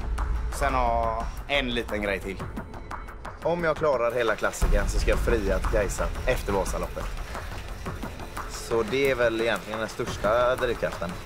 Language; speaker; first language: Swedish; native; Swedish